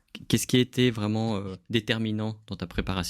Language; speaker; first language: French; native; French